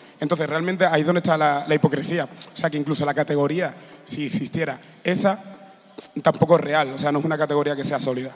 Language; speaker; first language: Spanish; early bilingual, other home language; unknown